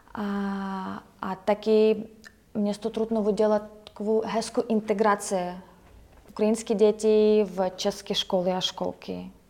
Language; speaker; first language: Czech; non-native, learner; Ukrainian